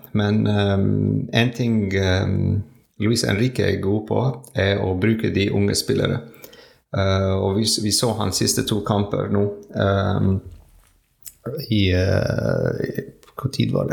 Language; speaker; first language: Norwegian; non-native, learner; French